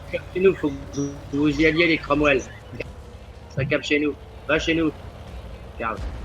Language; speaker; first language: French; native; French